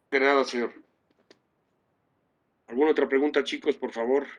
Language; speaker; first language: Spanish; native; Spanish